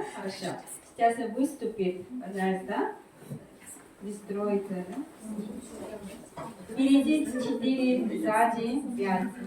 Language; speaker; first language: Russian; non-native, fluent; Korean